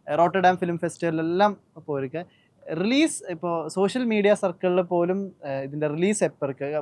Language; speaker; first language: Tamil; non-native, learner; Malayalam